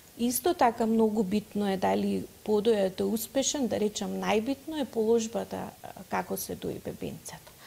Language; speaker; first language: Macedonian; native; Macedonian